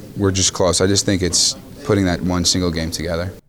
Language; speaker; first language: English; native; English